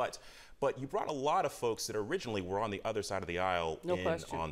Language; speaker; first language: English; native; English